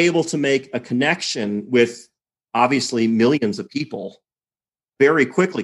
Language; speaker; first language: English; native; English